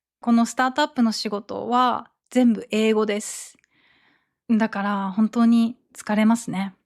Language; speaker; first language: Japanese; native; Japanese